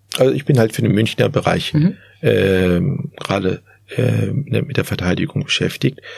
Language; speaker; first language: German; early bilingual, other home language; Turkish